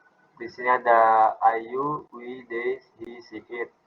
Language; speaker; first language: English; non-native, fluent; Indonesian